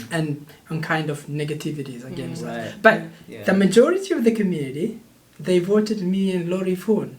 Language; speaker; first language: English; non-native, fluent; Oromo